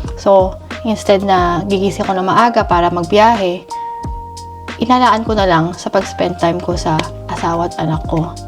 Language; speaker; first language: Filipino; native; Filipino